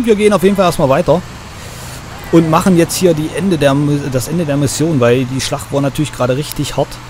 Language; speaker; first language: German; native; German